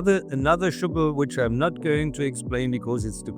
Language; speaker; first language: English; non-native, fluent; German